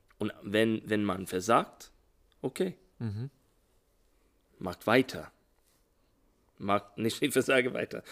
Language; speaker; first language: German; non-native, learner; English